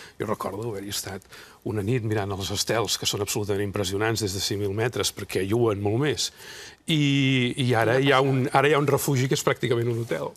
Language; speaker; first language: Catalan; native; Catalan